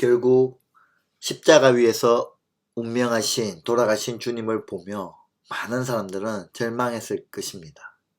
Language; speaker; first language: Korean; native; Korean